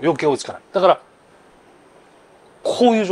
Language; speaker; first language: Japanese; native; Japanese